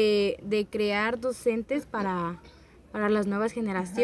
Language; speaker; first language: Spanish; native; Spanish